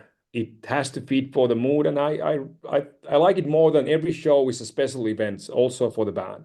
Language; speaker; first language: English; non-native, fluent; Finnish